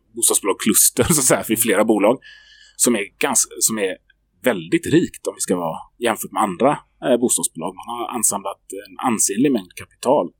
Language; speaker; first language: Swedish; native; Swedish